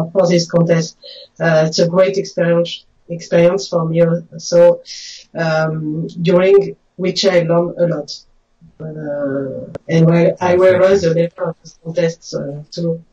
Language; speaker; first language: English; non-native, learner; French